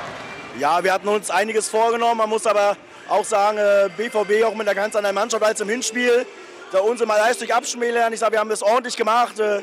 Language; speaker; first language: German; native; German